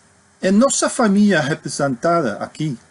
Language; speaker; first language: Portuguese; non-native, fluent; English